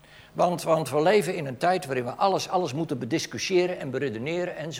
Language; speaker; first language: Dutch; native; Dutch